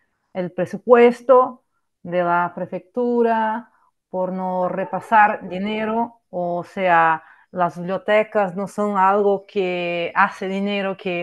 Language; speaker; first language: Spanish; non-native, fluent; Portuguese